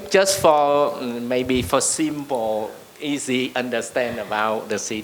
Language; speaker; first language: English; non-native, learner; Vietnamese